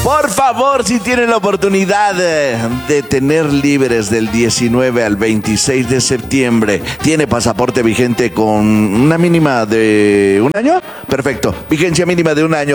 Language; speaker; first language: Spanish; native; Spanish